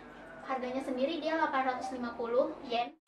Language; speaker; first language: Indonesian; native; Indonesian